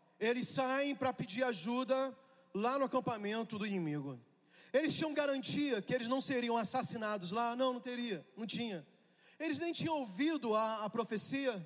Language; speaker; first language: Portuguese; native; Portuguese